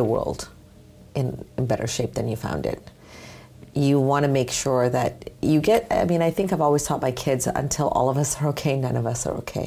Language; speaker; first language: English; native; English